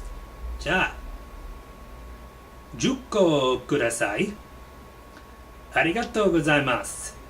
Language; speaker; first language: Japanese; non-native, learner; English